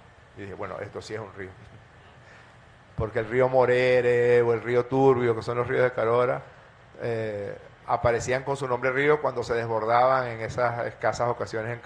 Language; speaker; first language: Spanish; native; Spanish